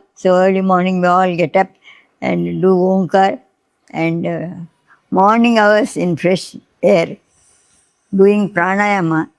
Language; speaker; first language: English; non-native, local second language; Telugu